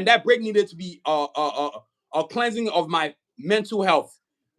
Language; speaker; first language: English; native; English